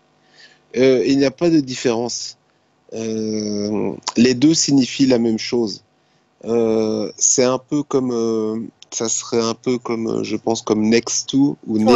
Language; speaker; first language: French; native; French